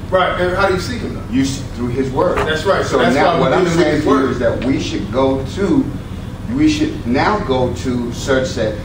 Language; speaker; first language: English; native; English